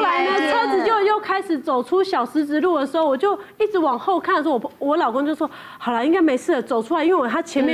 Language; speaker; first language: Chinese; native; Chinese